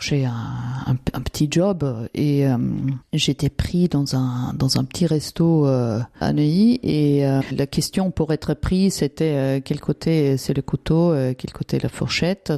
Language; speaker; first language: French; non-native, fluent; German